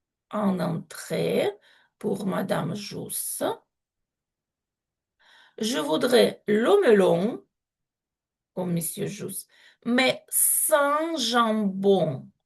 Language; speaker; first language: French; non-native, fluent; Ukrainian